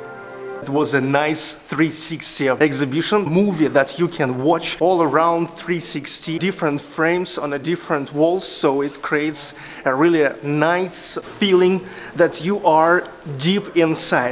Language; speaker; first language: English; non-native, fluent; Russian